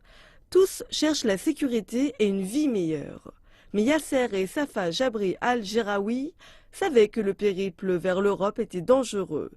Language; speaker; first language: French; native; French